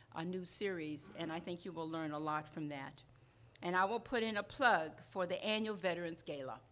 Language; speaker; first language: English; non-native, fluent; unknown